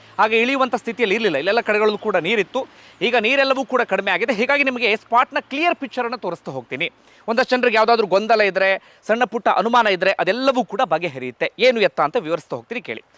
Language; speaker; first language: Kannada; native; Kannada